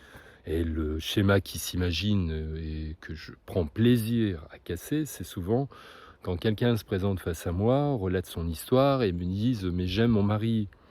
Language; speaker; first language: French; native; French